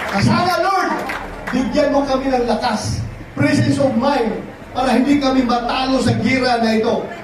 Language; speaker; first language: Filipino; non-native, local second language; Cebuano